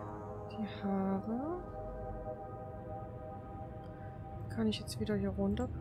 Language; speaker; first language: German; native; German